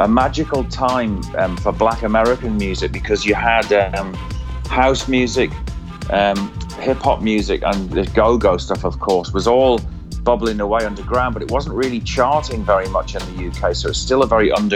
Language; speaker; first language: English; native; English